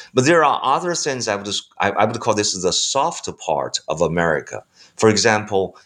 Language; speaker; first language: English; non-native, fluent; Chinese